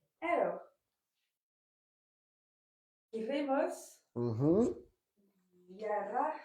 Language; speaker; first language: Spanish; non-native, learner; French